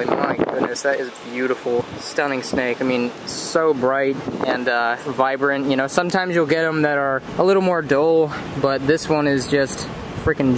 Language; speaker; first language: English; native; English